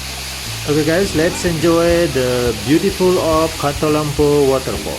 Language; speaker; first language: English; non-native, local second language; Indonesian